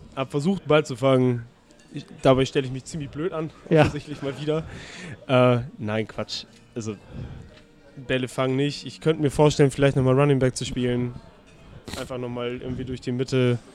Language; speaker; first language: German; native; German